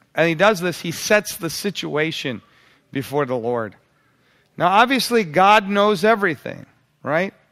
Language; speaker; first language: English; native; English